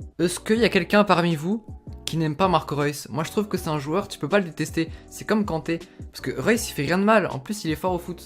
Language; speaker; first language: French; native; French